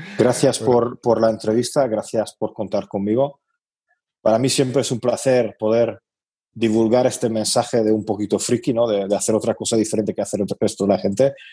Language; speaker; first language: Spanish; non-native, fluent; Hungarian